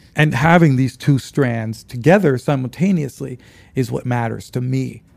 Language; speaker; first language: English; early bilingual, other home language; Spanish